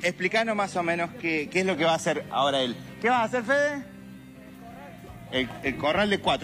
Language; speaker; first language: Spanish; native; Spanish